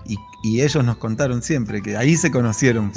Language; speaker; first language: Spanish; native; Spanish